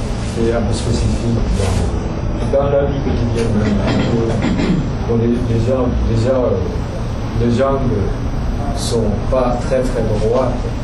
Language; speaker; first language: French; non-native, fluent; Japanese